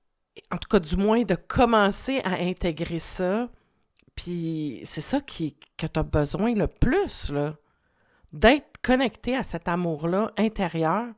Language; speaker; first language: French; native; French